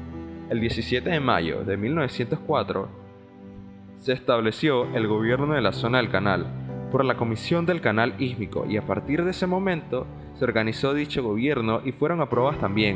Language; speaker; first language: Spanish; native; Spanish